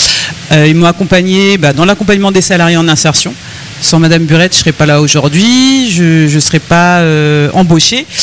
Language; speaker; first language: French; native; French